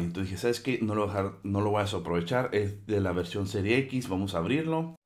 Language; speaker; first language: Spanish; native; Spanish